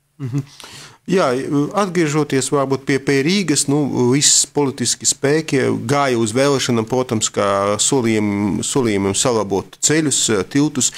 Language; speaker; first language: Latvian; non-native, local second language; Russian